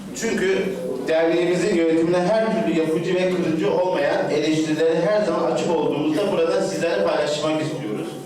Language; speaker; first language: Turkish; native; Turkish